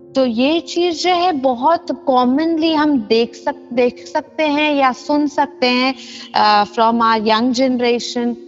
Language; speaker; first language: Hindi; non-native, local second language; Assamese